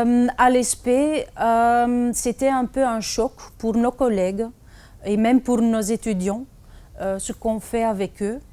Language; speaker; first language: French; non-native, fluent; Dutch